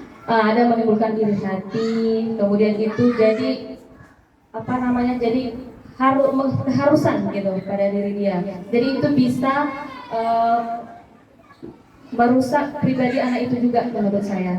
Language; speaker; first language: Indonesian; native; Indonesian